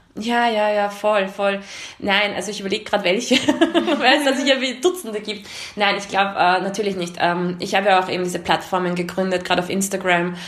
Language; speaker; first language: German; early bilingual, other home language; Hungarian